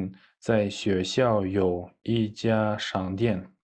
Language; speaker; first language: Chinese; non-native, fluent; Kyrgyz